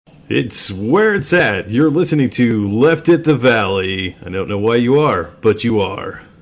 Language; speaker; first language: English; native; English